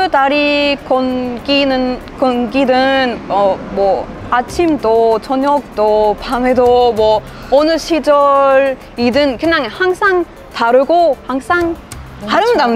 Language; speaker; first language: Korean; non-native, fluent; French